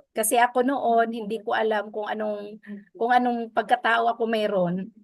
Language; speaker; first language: Filipino; non-native, local second language; Waray